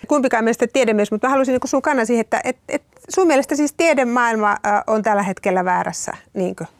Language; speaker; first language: Finnish; native; Finnish